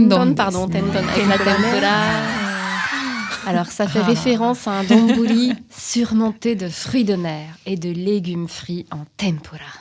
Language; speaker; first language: French; native; French